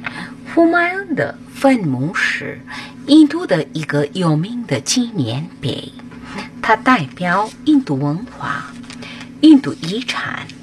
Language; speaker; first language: Chinese; non-native, fluent; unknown